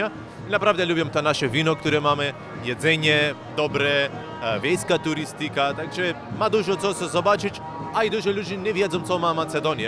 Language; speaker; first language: Polish; non-native, learner; Macedonian